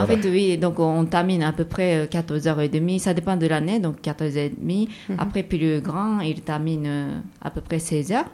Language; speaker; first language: French; non-native, fluent; Japanese